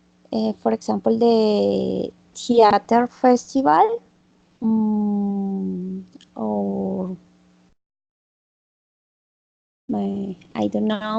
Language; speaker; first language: English; non-native, learner; Spanish